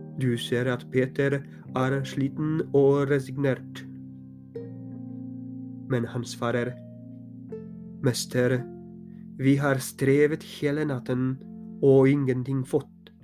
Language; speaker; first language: Norwegian; non-native, fluent; Polish